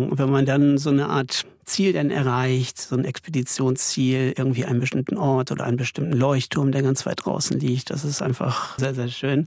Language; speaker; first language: German; native; German